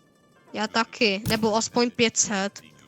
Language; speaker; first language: Czech; early bilingual, other home language; Russian